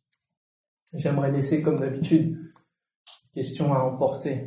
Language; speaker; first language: French; native; French